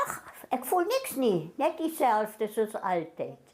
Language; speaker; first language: Afrikaans; non-native, local second language; German